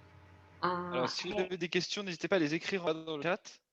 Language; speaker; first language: French; native; French